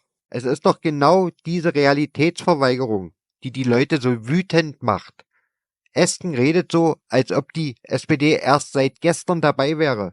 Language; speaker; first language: German; native; German